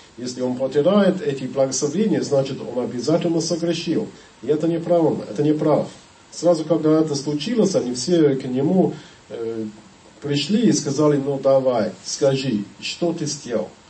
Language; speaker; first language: Russian; non-native, fluent; English